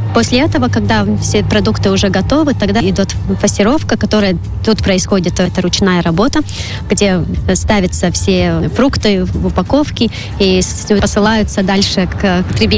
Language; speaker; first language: Russian; non-native, local second language; Latvian